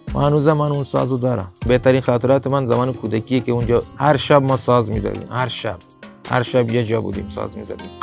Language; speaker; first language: Persian; non-native, local second language; Baluchi